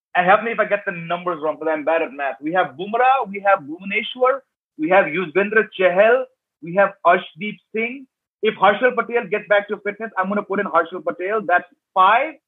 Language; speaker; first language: English; native; English